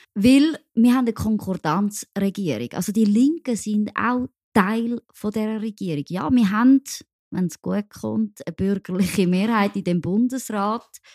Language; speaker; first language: German; non-native, local second language; French